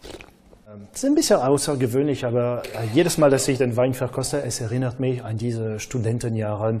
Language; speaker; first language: German; non-native, fluent; French